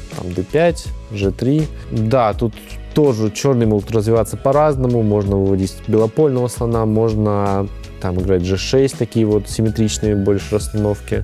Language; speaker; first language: Russian; native; Russian